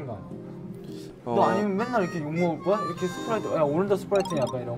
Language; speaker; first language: Korean; native; Korean